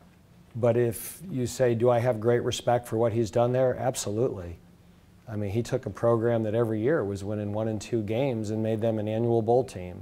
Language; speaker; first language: English; native; English